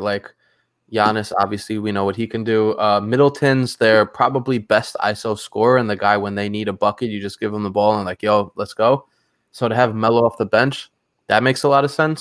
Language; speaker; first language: English; native; English